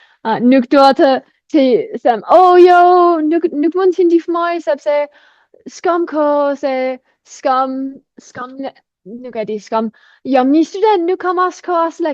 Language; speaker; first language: Albanian; non-native, fluent; English